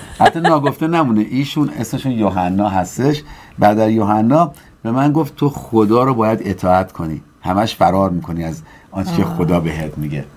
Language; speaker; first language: Persian; native; Persian